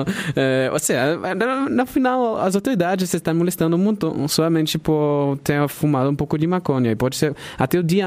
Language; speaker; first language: Portuguese; non-native, fluent; German